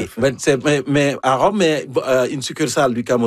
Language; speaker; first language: French; native; French